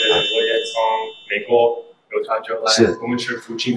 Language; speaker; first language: Chinese; non-native, learner; English